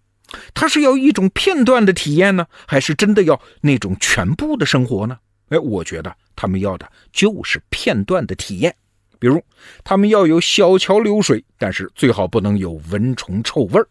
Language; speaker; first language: Chinese; native; Chinese